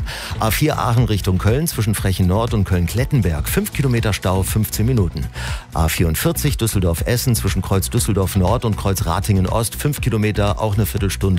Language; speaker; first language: German; native; German